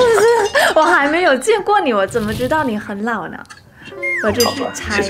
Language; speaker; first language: Chinese; non-native, fluent; Thai